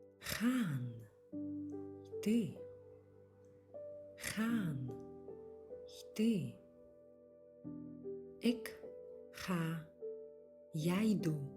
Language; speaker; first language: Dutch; non-native, fluent; Ukrainian